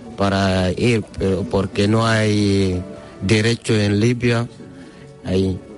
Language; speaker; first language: Spanish; non-native, learner; Fula